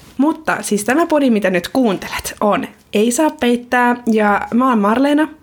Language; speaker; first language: Finnish; native; Finnish